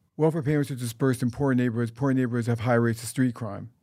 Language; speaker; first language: English; native; English